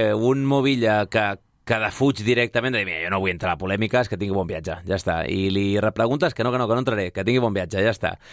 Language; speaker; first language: Catalan; native; Catalan